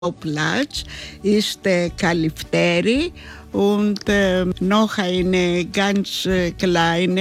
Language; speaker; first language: German; non-native, learner; Greek